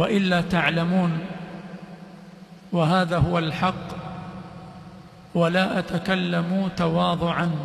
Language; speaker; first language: Arabic; non-native, fluent; Swahili